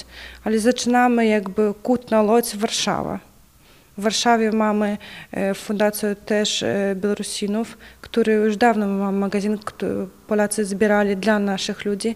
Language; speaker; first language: Polish; non-native, learner; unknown